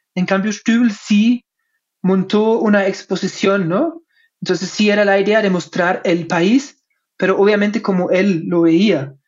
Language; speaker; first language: Spanish; non-native, fluent; German